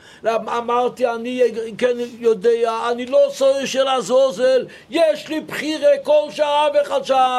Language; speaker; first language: Hebrew; non-native, local second language; Yiddish